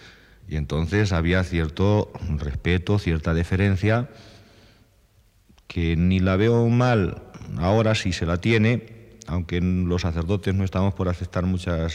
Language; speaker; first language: Spanish; native; Spanish